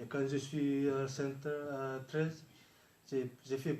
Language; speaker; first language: French; non-native, learner; Fijian